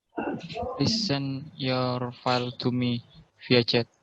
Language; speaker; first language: English; non-native, learner; Indonesian